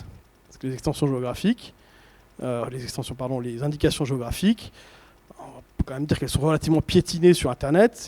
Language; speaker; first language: French; native; French